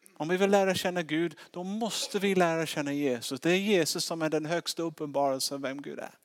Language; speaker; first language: Swedish; non-native, fluent; English